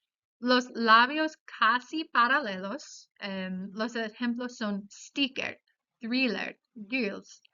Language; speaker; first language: Spanish; non-native, fluent; English